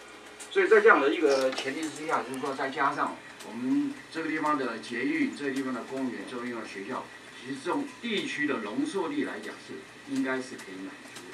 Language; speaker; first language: Chinese; native; Chinese